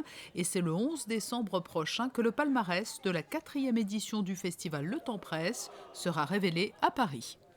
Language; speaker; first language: French; native; French